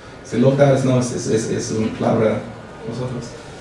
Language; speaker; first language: Spanish; non-native, learner; English